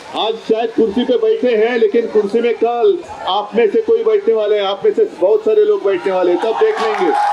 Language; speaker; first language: Hindi; non-native, local second language; Marathi